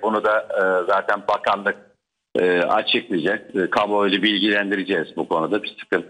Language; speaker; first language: Turkish; native; Turkish